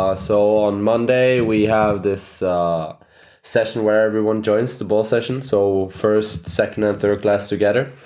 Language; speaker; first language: English; non-native, fluent; Norwegian